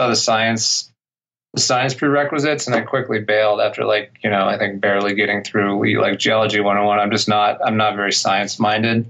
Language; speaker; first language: English; native; English